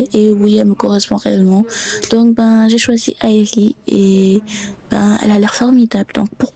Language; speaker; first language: French; native; French